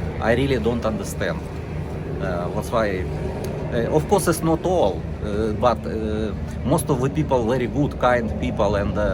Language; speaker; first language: English; non-native, learner; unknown